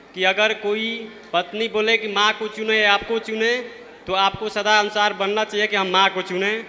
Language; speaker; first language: Hindi; native; Hindi